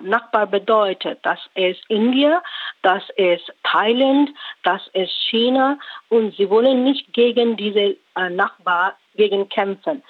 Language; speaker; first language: German; non-native, learner; Rohingya